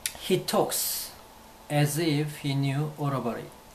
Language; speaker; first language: English; non-native, fluent; Korean